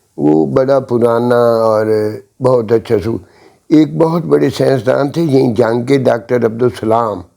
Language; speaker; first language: Urdu; non-native, local second language; Punjabi